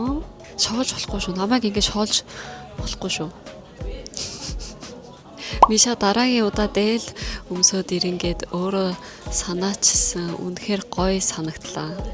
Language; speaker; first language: Mongolian; early bilingual, heritage; Korean